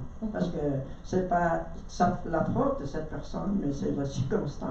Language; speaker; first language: French; non-native, learner; Vietnamese